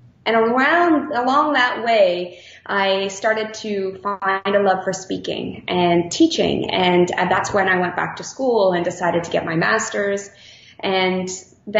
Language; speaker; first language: English; native; English